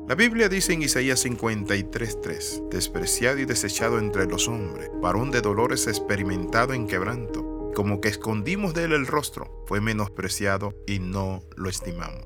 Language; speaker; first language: Spanish; native; Spanish